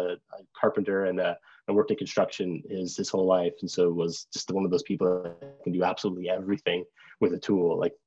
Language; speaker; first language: English; native; English